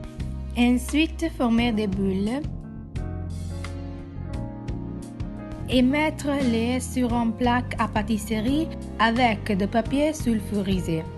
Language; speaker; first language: French; non-native, learner; Italian